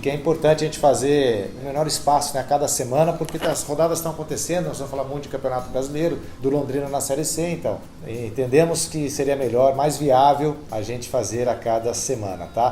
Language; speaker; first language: Portuguese; native; Portuguese